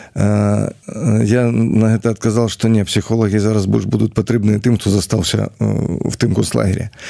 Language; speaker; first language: Belarusian; non-native, local second language; Russian